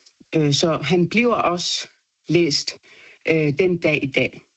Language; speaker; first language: Danish; non-native, local second language; Kalaallisut